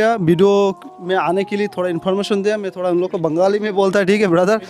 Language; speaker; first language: Hindi; non-native, learner; Bangla